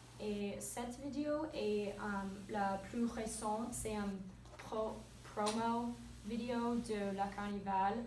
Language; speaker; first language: French; non-native, learner; English